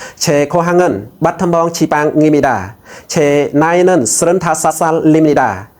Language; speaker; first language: Korean; non-native, learner; Khmer